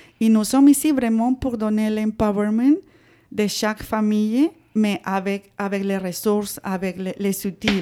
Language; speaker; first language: French; non-native, fluent; Spanish